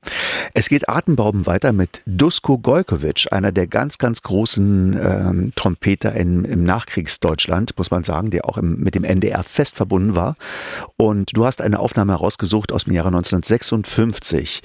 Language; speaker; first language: German; native; German